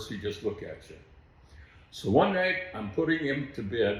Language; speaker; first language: English; native; English